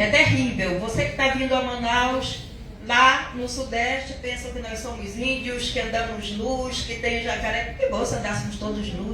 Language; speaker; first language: Portuguese; native; Portuguese